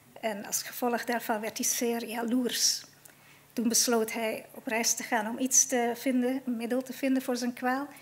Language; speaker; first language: Dutch; native; Dutch